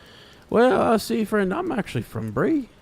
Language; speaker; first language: English; native; English